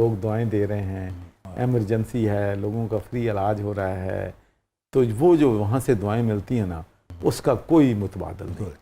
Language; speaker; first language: Urdu; non-native, local second language; Punjabi